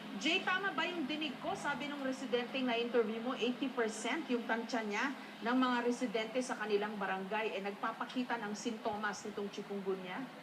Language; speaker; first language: Filipino; native; Filipino